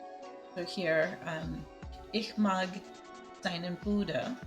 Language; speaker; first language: German; non-native, learner; Spanish